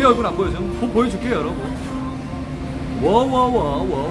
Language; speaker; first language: Korean; native; Korean